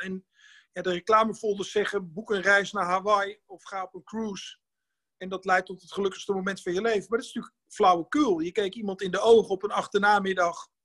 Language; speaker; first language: Dutch; native; Dutch